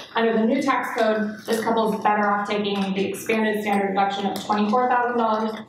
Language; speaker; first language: English; native; English